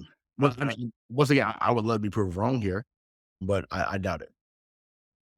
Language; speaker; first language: English; native; English